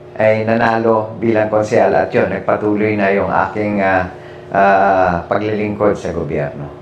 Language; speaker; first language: Filipino; native; Filipino